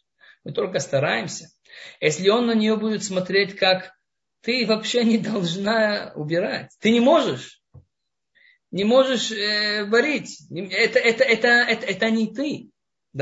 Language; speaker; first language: Russian; non-native, fluent; Hebrew